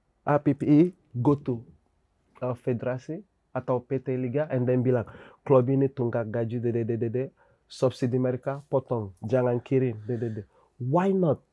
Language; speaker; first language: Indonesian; non-native, fluent; English